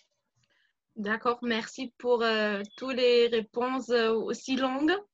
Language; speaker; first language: French; non-native, fluent; German